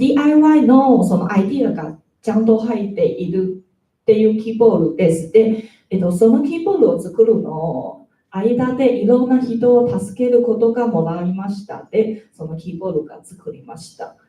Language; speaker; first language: Japanese; non-native, learner; Chinese